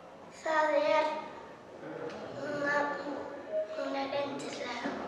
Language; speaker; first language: Icelandic; non-native, local second language; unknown